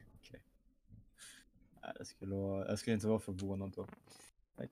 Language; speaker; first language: Swedish; non-native, fluent; German